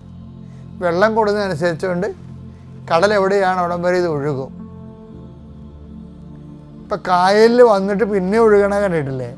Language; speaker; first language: Malayalam; native; Malayalam